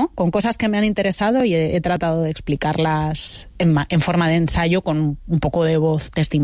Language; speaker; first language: Spanish; native; Spanish